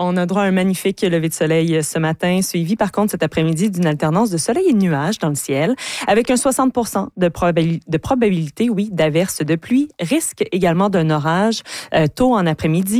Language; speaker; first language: French; native; French